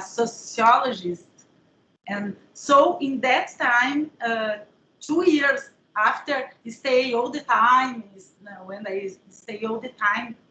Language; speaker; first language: English; non-native, learner; Portuguese